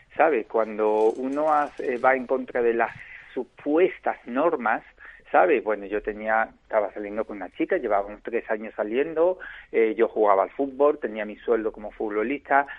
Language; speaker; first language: Spanish; native; Spanish